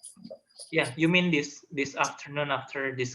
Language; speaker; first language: English; non-native, learner; Indonesian